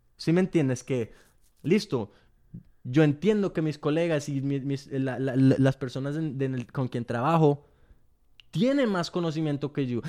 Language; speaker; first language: Spanish; early bilingual, heritage; Spanish